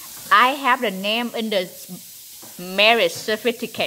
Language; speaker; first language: English; non-native, learner; Vietnamese